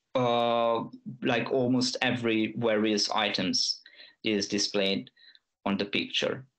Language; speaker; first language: English; non-native, fluent; Hungarian